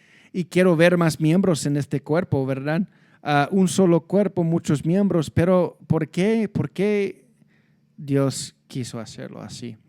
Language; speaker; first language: Spanish; non-native, fluent; English